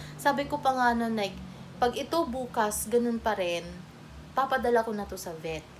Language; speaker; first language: Filipino; non-native, local second language; Cebuano